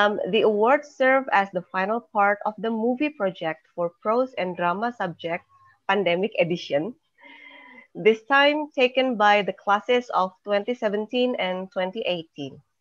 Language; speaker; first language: English; non-native, fluent; Indonesian